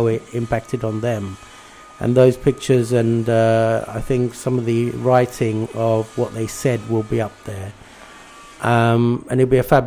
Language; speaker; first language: English; early bilingual, other home language; Bangla